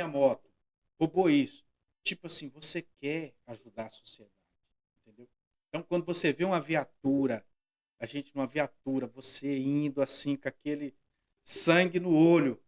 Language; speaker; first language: Portuguese; native; Portuguese